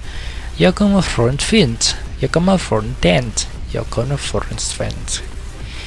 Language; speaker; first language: Swedish; non-native, learner; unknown